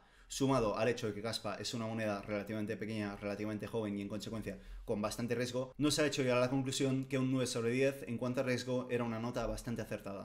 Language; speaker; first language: Spanish; native; Spanish